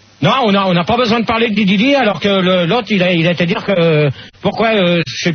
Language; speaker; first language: French; native; French